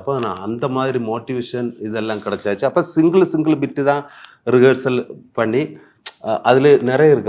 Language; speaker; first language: Tamil; non-native, learner; Malayalam